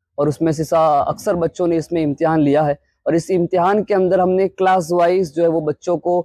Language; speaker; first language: Urdu; non-native, local second language; Gujarati